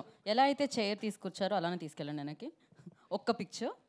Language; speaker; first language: Telugu; native; Telugu